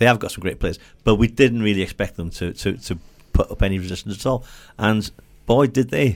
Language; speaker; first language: English; native; English